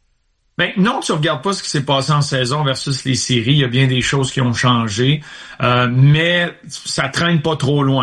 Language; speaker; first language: French; native; French